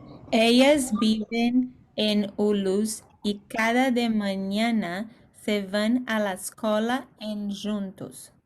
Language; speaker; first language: Spanish; non-native, learner; English